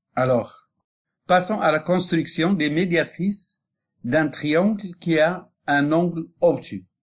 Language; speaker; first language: French; non-native, local second language; Arabic